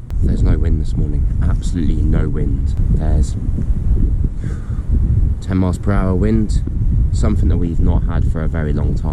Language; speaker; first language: English; native; English